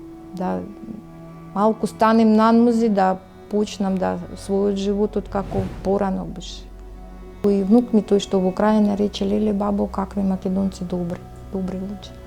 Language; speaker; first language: Macedonian; non-native, learner; Russian